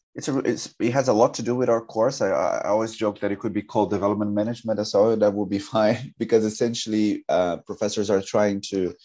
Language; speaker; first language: English; non-native, fluent; Portuguese